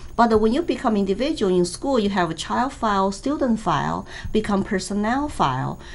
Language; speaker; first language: English; non-native, fluent; Chinese